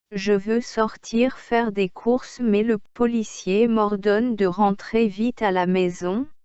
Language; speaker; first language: French; non-native, local second language; Arabic